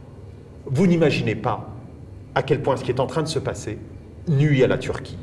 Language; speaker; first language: French; native; French